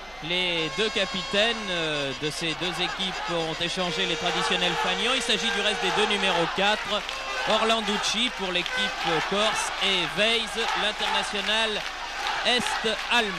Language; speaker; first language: French; native; French